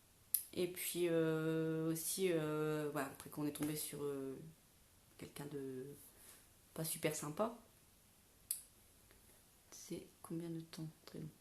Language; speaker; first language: French; native; French